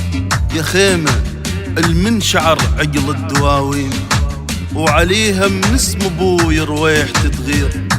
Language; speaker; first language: Arabic; native; Arabic